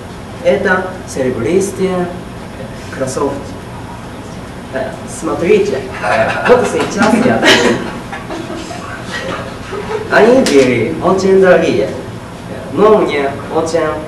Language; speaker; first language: Russian; non-native, learner; Japanese